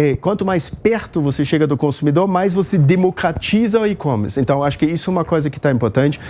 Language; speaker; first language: Portuguese; non-native, fluent; German